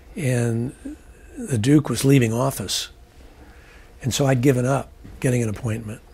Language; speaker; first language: English; native; English